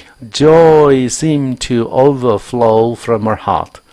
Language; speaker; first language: English; non-native, fluent; Korean